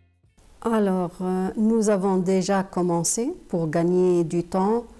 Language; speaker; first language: French; non-native, fluent; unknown